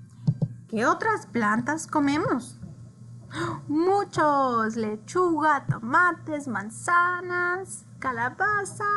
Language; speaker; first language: Spanish; early bilingual, heritage; English